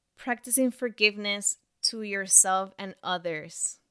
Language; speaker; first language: English; non-native, fluent; Spanish